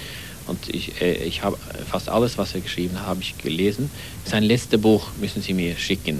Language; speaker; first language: German; non-native, fluent; Norwegian